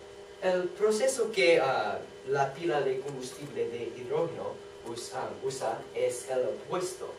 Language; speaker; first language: Spanish; non-native, learner; English